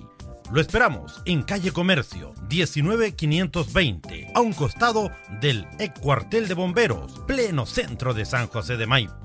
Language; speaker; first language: Spanish; native; Spanish